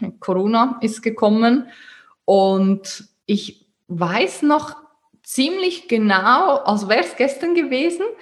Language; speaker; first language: German; native; German